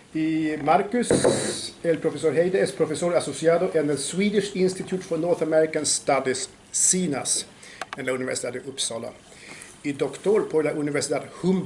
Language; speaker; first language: Spanish; non-native, fluent; Swedish